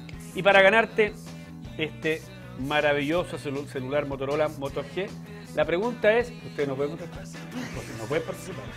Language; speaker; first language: Spanish; native; Spanish